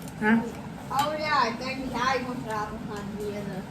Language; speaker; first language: Dutch; non-native, learner; Thai